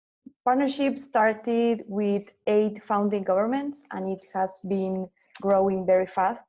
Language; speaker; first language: English; non-native, fluent; Spanish